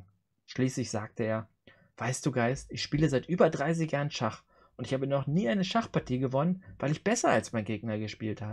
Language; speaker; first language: German; native; German